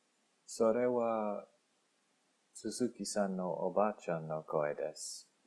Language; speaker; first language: Japanese; non-native, learner; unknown